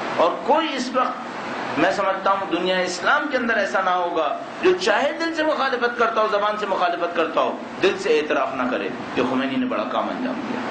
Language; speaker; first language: Urdu; native; Urdu